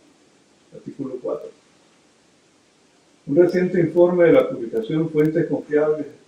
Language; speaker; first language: Spanish; native; Spanish